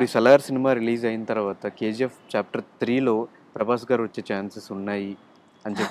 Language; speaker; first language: Telugu; native; Telugu